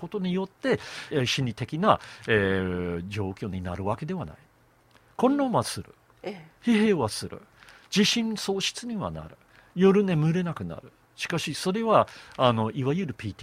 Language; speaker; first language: Japanese; non-native, fluent; English